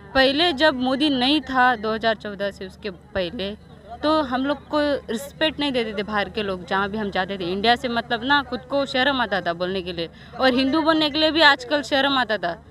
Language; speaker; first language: Hindi; non-native, local second language; Kannada